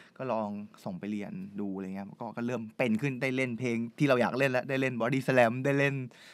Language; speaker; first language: Thai; native; Thai